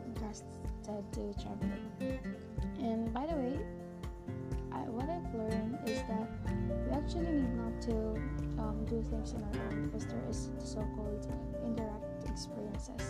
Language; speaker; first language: English; non-native, local second language; Masbatenyo